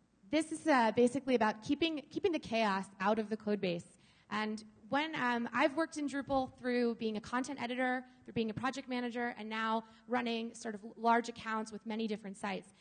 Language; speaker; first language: English; native; English